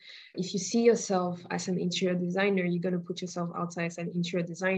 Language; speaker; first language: English; non-native, local second language; French